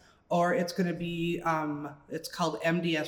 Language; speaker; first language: English; native; English